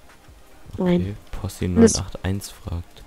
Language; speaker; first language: German; native; German